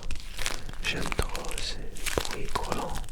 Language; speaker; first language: French; non-native, learner; Dutch